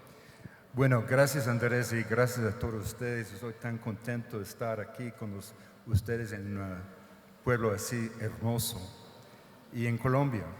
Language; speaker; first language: Spanish; non-native, fluent; English